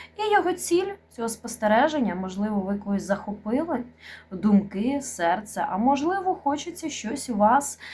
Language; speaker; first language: Ukrainian; non-native, local second language; Russian